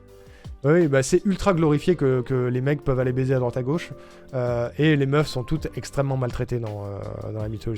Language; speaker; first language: French; native; French